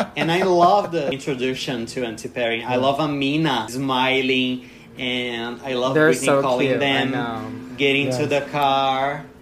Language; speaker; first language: English; non-native, fluent; Portuguese